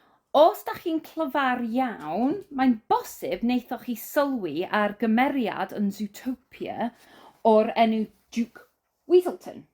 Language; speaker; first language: Welsh; non-native, learner; English